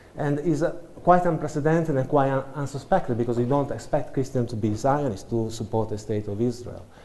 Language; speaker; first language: English; non-native, fluent; Italian